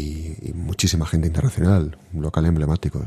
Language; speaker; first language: Spanish; native; Spanish